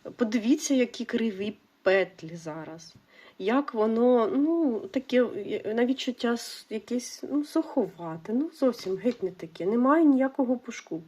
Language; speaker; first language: Ukrainian; non-native, local second language; Russian